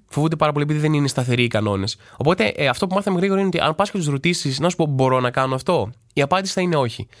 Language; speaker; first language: Greek; native; Greek